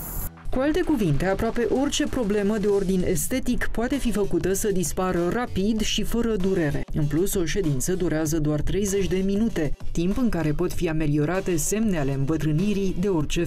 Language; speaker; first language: Romanian; native; Romanian